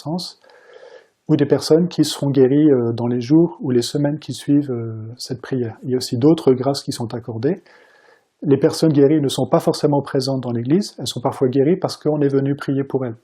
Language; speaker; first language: French; native; French